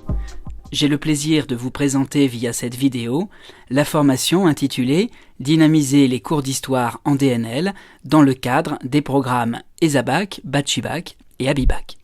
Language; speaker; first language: French; native; French